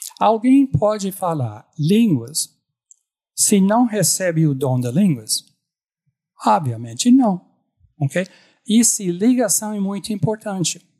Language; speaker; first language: Portuguese; non-native, fluent; English